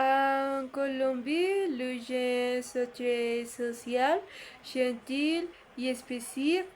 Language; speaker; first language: French; non-native, learner; Spanish